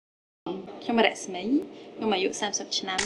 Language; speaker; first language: Khmer; early bilingual, heritage; French